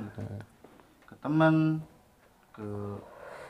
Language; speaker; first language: Indonesian; non-native, local second language; Sundanese